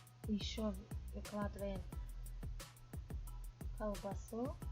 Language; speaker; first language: Russian; non-native, fluent; Tajik